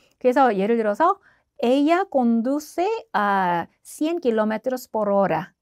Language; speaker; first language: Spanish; non-native, fluent; Korean